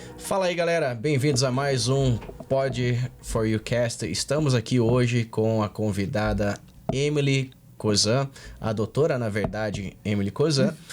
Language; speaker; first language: Portuguese; native; Portuguese